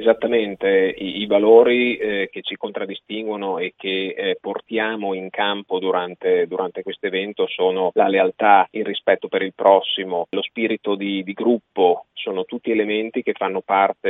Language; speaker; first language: Italian; native; Italian